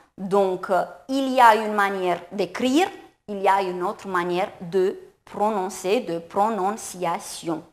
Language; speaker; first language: French; non-native, fluent; Romanian